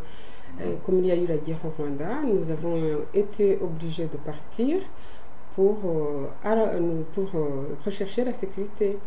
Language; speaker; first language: French; non-native, local second language; Kinyarwanda